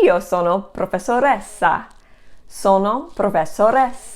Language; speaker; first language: Italian; non-native, fluent; English